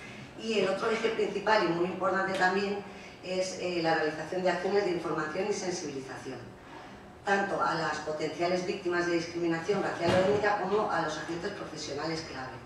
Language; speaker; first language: Spanish; native; Spanish